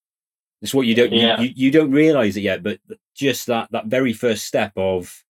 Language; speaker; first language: English; native; English